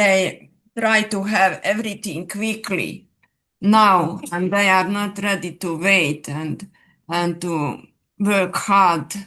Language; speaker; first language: English; non-native, fluent; Serbian